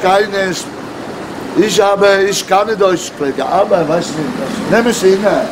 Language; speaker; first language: German; non-native, learner; Italian